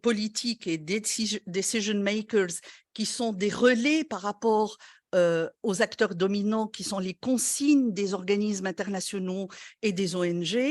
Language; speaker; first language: French; non-native, local second language; Arabic